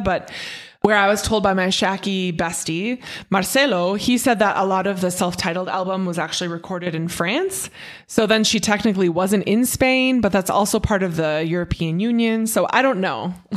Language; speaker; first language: English; native; English